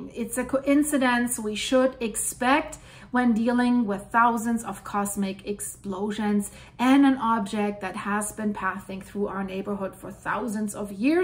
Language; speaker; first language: English; non-native, fluent; German